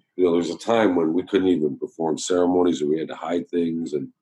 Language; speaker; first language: English; native; English